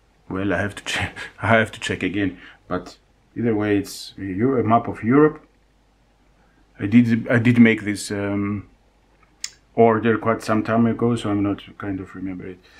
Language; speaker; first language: English; non-native, fluent; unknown